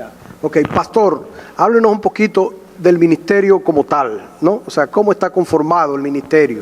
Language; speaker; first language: Spanish; native; Spanish